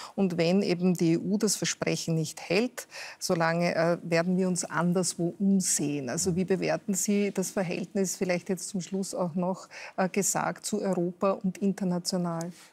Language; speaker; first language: German; native; German